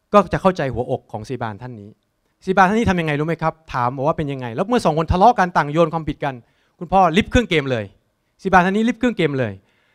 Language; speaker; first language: Thai; native; Thai